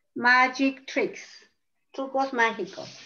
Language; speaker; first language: English; non-native, fluent; Spanish